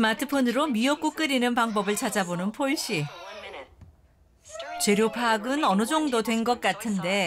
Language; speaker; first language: Korean; native; Korean